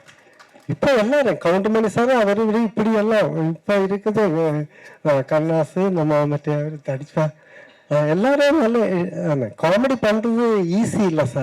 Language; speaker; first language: Tamil; non-native, learner; Malayalam